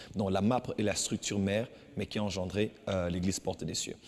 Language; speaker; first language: French; non-native, local second language; Lingala